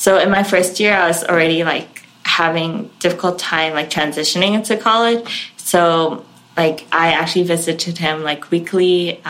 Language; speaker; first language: English; non-native, local second language; Cantonese